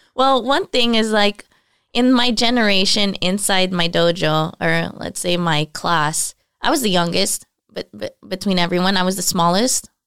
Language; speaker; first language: English; early bilingual, other home language; Filipino